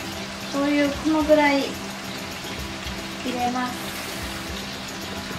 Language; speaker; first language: Japanese; non-native, fluent; Chinese